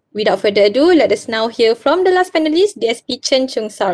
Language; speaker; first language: English; non-native, local second language; Malay